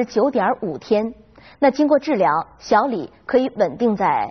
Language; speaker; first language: Chinese; native; Chinese